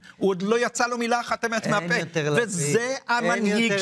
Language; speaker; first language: Hebrew; native; Hebrew